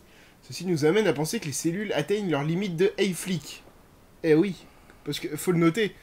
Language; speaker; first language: French; native; French